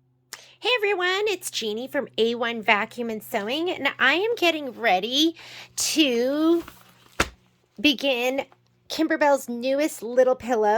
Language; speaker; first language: English; native; English